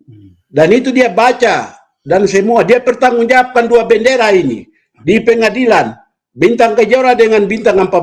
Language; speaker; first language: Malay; non-native, local second language; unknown